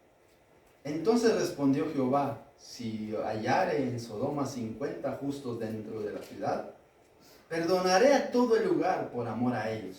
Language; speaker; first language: Spanish; native; Spanish